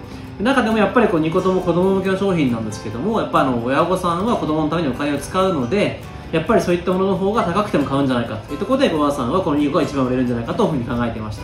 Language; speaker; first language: Japanese; native; Japanese